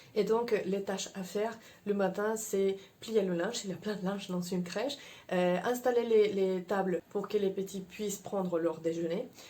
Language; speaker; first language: French; non-native, fluent; Spanish